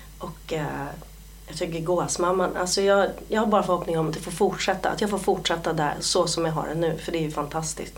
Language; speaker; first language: Swedish; early bilingual, other home language; Polish